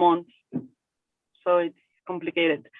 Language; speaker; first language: English; non-native, learner; Spanish